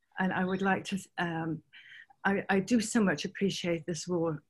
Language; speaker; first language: English; native; English